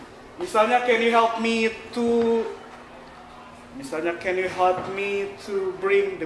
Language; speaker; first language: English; non-native, fluent; Indonesian